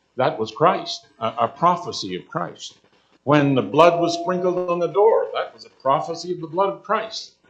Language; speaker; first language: English; native; English